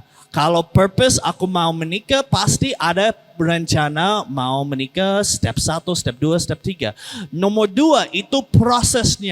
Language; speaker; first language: Indonesian; non-native, learner; English